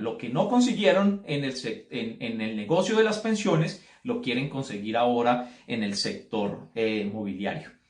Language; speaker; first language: Spanish; native; Spanish